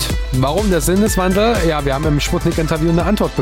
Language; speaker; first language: German; native; German